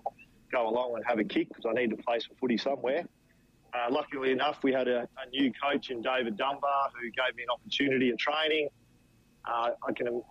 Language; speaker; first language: English; native; English